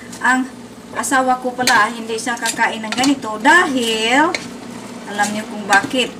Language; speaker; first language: Filipino; non-native, local second language; Cebuano